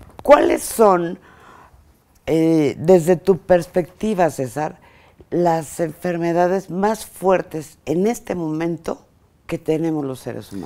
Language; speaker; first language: Spanish; native; Spanish